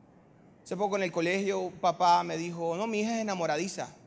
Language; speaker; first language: Spanish; native; Spanish